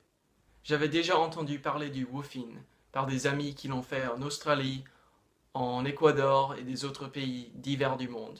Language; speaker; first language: French; non-native, fluent; English